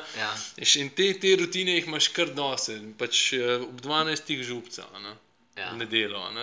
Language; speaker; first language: Slovenian; non-native, fluent; Russian